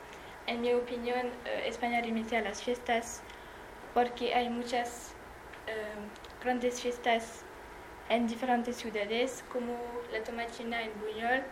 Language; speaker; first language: Spanish; non-native, learner; French